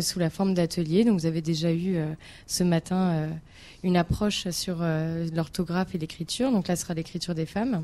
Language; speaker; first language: French; native; French